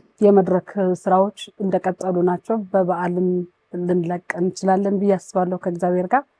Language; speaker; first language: Amharic; non-native, local second language; Tigrinya